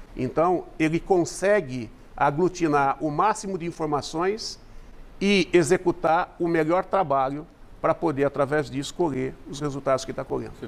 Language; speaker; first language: Portuguese; native; Portuguese